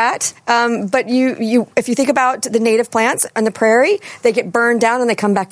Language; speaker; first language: English; native; English